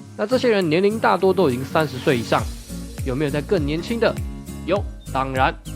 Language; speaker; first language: Chinese; native; Chinese